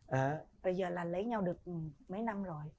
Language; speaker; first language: Vietnamese; native; Vietnamese